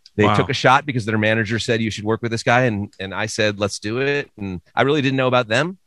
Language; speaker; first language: English; native; English